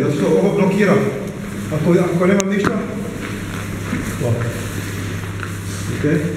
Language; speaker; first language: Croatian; non-native, fluent; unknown